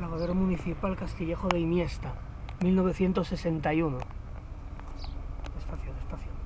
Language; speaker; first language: Spanish; native; Spanish